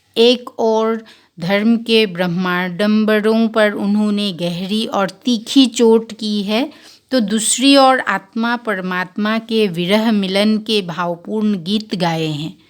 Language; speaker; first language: Hindi; non-native, local second language; Assamese